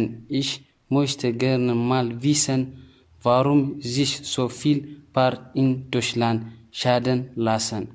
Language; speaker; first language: German; non-native, learner; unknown